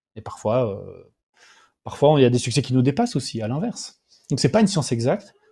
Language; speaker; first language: French; native; French